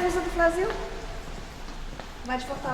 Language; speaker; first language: Portuguese; native; Portuguese